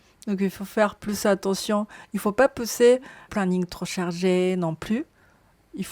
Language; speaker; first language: French; non-native, learner; Japanese